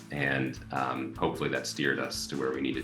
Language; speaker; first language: English; native; English